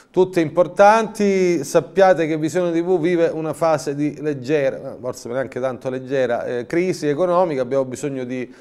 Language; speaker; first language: Italian; native; Italian